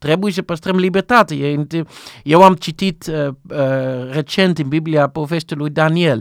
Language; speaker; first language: Romanian; non-native, learner; Dutch